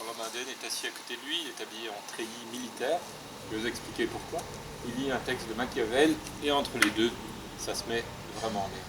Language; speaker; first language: French; native; French